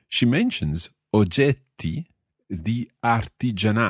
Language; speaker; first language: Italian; non-native, fluent; English